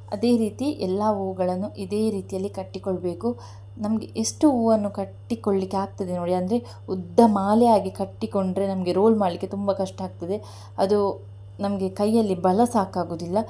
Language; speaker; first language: Kannada; non-native, local second language; Tulu